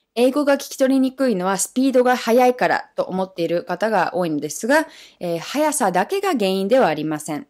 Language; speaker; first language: Japanese; non-native, fluent; English